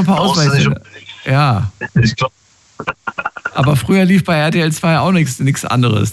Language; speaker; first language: German; native; German